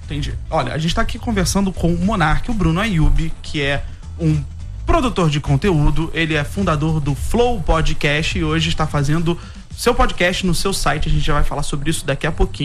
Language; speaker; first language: Portuguese; native; Portuguese